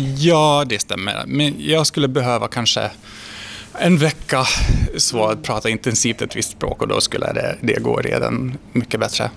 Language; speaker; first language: Swedish; non-native, fluent; Hungarian